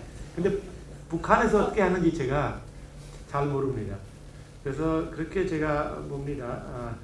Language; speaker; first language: Korean; non-native, learner; Hindi